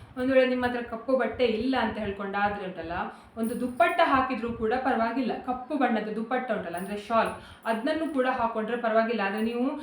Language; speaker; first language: Kannada; non-native, local second language; Konkani